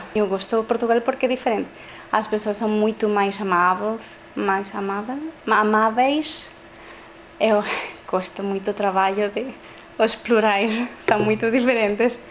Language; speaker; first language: Portuguese; non-native, learner; Spanish